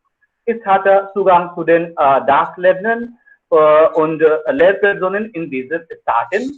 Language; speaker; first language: German; non-native, fluent; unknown